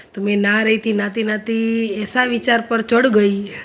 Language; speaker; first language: Hindi; non-native, local second language; Gujarati